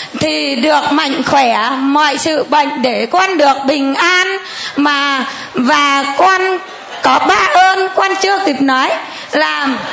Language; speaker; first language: Vietnamese; non-native, local second language; Muong